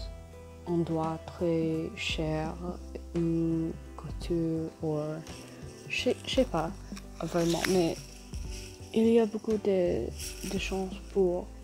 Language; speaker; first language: French; non-native, learner; English